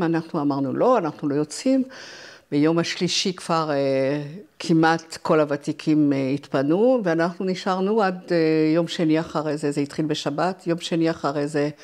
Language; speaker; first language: Hebrew; non-native, fluent; French